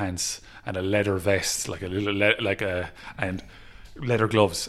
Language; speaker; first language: English; native; English